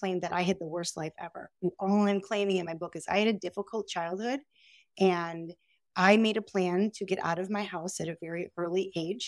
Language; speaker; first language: English; native; English